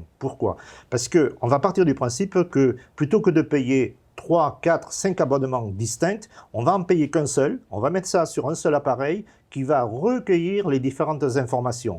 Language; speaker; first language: French; native; French